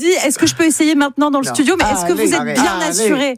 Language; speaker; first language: French; native; French